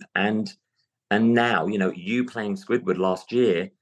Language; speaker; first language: English; native; English